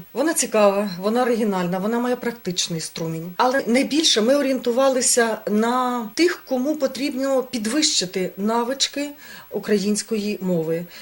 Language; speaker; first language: Ukrainian; native; Ukrainian